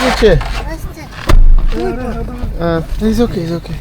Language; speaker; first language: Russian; non-native, learner; Hindi